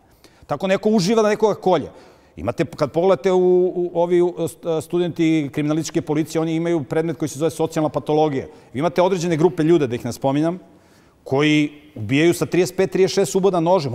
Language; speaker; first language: Serbian; native; Serbian